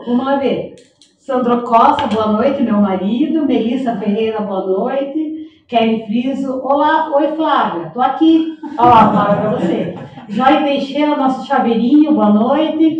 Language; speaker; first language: Portuguese; native; Portuguese